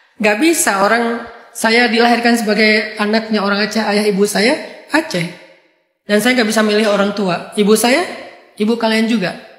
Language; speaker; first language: Indonesian; native; Indonesian